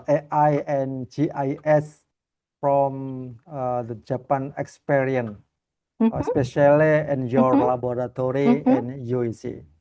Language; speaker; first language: English; non-native, learner; Indonesian